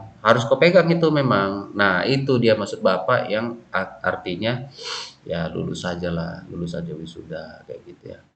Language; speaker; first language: Indonesian; native; Indonesian